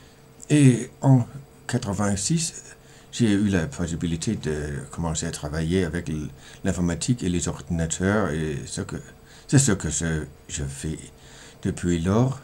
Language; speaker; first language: French; non-native, fluent; Danish